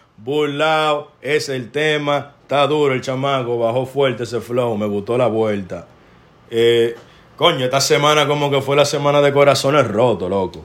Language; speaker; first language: Spanish; early bilingual, heritage; Spanish